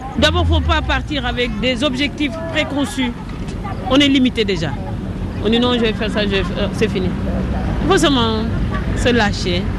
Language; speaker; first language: French; non-native, local second language; Wolof